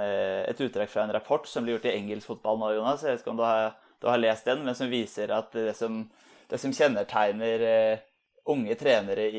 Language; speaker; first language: Norwegian; native; Norwegian